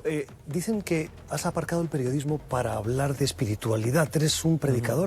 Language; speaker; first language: Spanish; native; Spanish